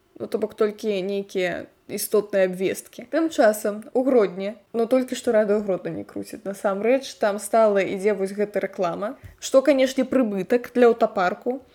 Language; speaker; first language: Belarusian; non-native, local second language; Russian